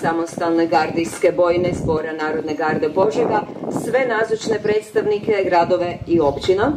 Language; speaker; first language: Croatian; native; Croatian